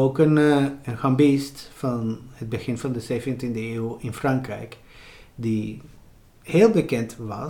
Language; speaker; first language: Dutch; non-native, fluent; Spanish